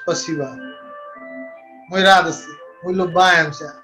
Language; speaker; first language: Russian; non-native, learner; Hindi